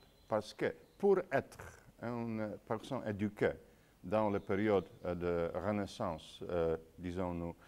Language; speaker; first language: French; non-native, fluent; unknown